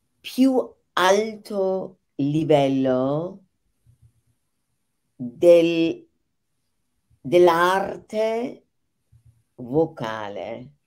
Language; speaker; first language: Italian; non-native, fluent; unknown